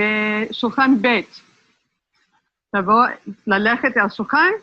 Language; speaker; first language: Hebrew; non-native, fluent; English